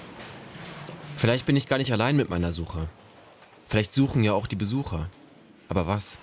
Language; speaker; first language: German; native; German